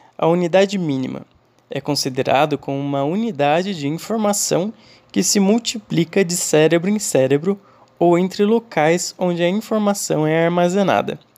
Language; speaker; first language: Portuguese; non-native, fluent; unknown